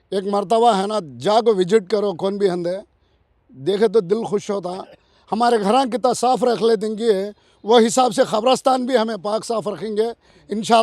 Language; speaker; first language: Hindi; non-native, local second language; Urdu